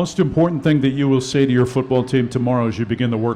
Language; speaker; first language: English; native; English